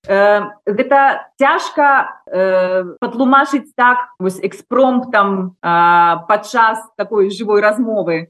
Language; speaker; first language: Belarusian; non-native, local second language; Russian